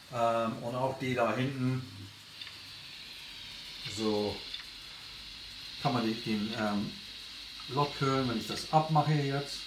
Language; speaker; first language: German; non-native, learner; English